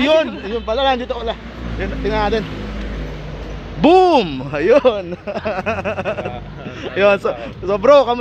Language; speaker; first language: Filipino; native; Filipino